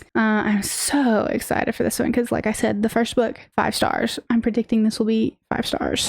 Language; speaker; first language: English; native; English